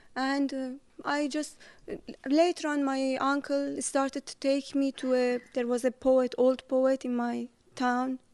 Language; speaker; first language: English; non-native, fluent; Persian